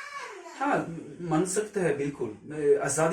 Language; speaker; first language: Hindi; non-native, learner; Swedish